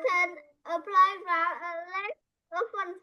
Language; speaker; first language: English; non-native, learner; Vietnamese